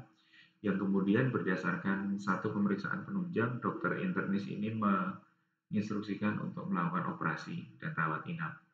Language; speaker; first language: Indonesian; native; Indonesian